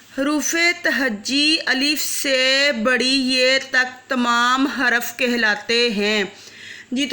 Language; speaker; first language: Urdu; native; Urdu